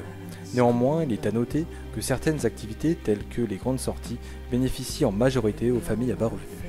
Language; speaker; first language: French; native; French